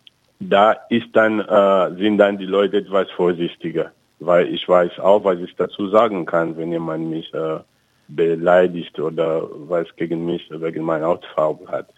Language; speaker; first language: German; non-native, fluent; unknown